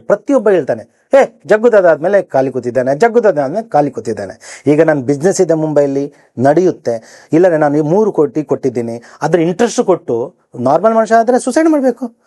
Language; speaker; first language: Kannada; native; Kannada